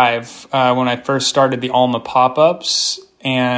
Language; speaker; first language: English; native; English